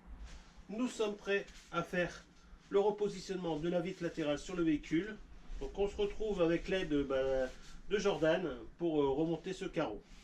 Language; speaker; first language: French; native; French